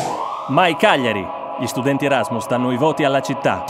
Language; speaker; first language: Italian; native; Italian